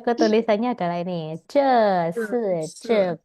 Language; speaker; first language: Indonesian; native; Indonesian